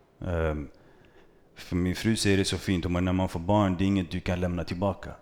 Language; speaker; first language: Swedish; early bilingual, other home language; Kurdish